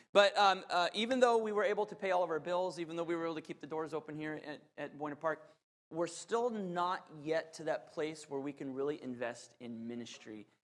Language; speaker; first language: English; native; English